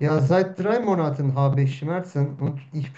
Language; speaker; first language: German; non-native, learner; Turkish